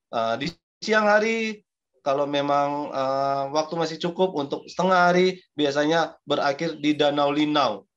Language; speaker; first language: Indonesian; native; Indonesian